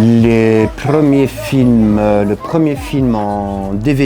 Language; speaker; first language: French; native; French